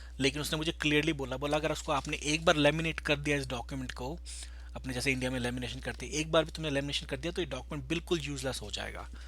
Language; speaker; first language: Hindi; native; Hindi